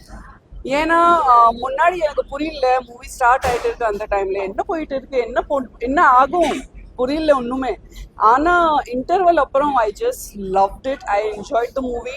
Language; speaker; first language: Tamil; non-native, fluent; Gujarati